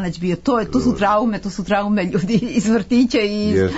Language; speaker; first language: Serbian; native; Serbian